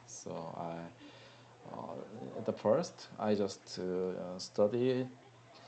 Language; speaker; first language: English; non-native, learner; Korean